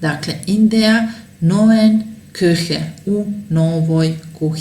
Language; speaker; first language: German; non-native, fluent; Serbian